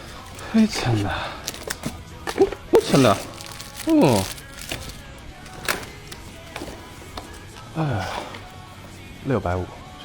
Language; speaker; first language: Chinese; native; Chinese